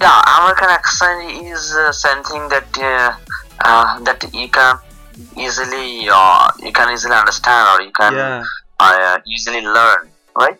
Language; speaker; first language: English; non-native, local second language; Bangla